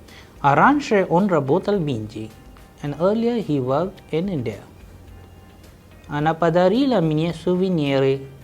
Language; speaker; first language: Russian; non-native, fluent; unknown